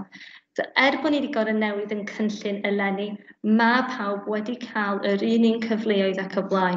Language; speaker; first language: Welsh; native; Welsh